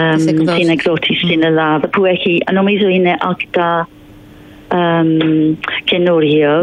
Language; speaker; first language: Greek; non-native, learner; English